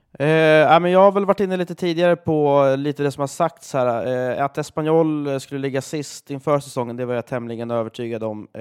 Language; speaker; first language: Swedish; early bilingual, heritage; Swedish